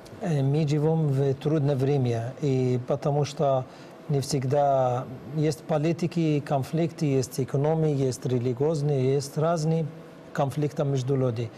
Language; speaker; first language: Russian; non-native, learner; Arabic